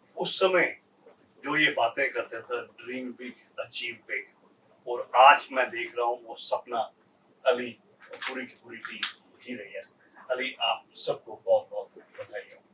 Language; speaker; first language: Hindi; native; Hindi